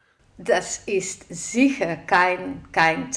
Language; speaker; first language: German; non-native, fluent; Dutch